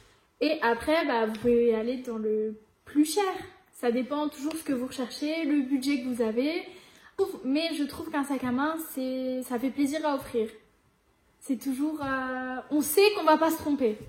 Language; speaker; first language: French; native; French